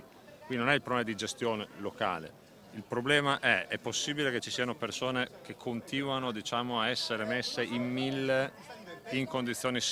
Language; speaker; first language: Italian; native; Italian